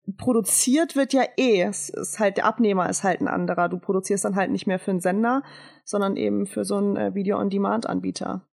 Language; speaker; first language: German; early bilingual, other home language; Turkish